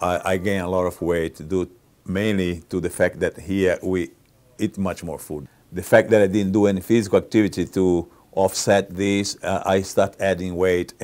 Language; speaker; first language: English; non-native, fluent; Portuguese